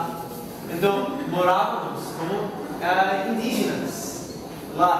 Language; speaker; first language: Portuguese; non-native, learner; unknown